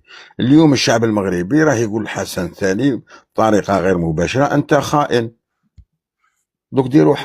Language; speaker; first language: Arabic; native; Arabic